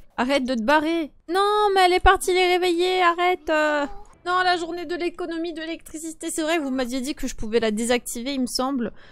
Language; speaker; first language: French; native; French